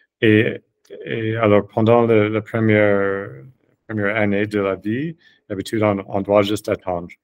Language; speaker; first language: French; non-native, fluent; English